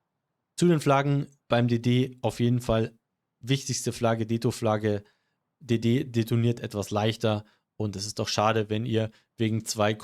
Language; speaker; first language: German; native; German